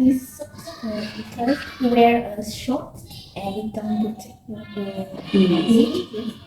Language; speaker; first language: English; non-native, learner; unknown